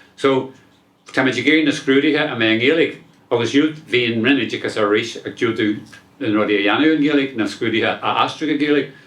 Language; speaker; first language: Irish; non-native, local second language; English